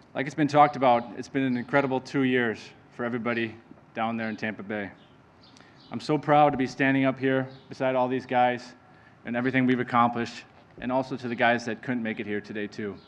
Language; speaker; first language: English; native; English